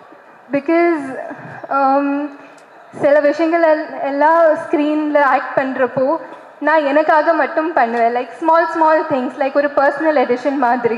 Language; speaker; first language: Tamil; non-native, learner; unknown